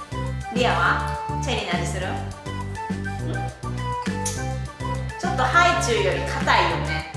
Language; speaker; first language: Japanese; native; Japanese